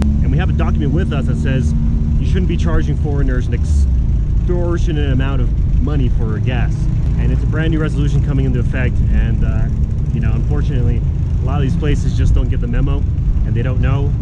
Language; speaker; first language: English; native; English